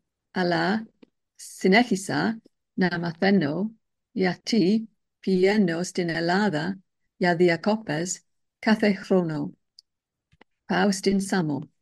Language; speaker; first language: Greek; non-native, learner; English